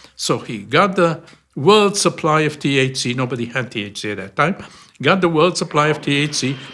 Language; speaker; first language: English; non-native, fluent; Bulgarian